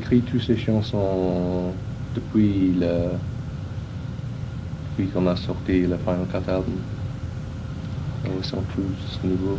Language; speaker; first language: French; non-native, fluent; English